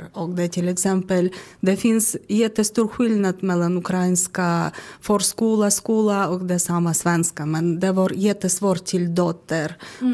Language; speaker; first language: Swedish; non-native, learner; Ukrainian